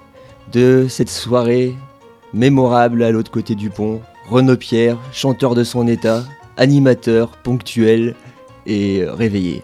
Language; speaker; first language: French; native; French